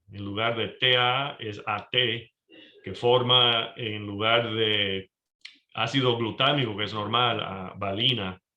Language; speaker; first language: Spanish; early bilingual, heritage; Spanish